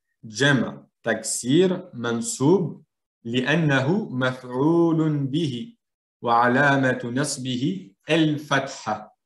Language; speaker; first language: Arabic; non-native, fluent; French